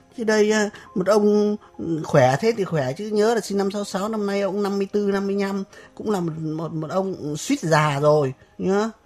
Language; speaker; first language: Vietnamese; native; Vietnamese